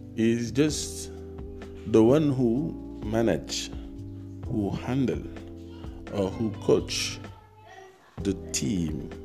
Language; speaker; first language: English; non-native, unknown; Wolof